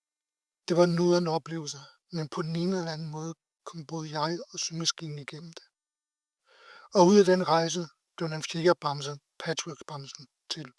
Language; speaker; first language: Danish; native; Danish